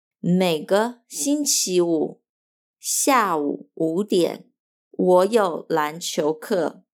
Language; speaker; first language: Chinese; non-native, fluent; Portuguese